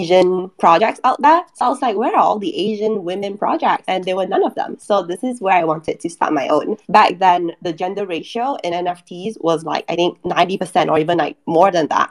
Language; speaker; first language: English; non-native, local second language; Chinese